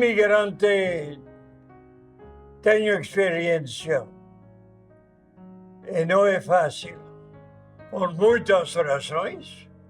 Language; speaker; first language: Portuguese; non-native, fluent; Italian